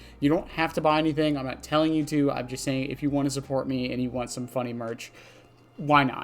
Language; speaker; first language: English; native; English